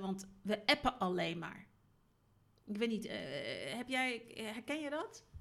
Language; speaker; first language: Dutch; native; Dutch